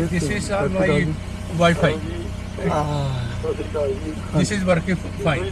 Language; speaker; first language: English; non-native, learner; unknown